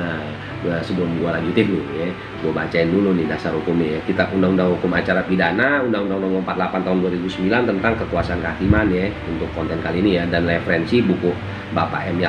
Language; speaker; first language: Indonesian; native; Indonesian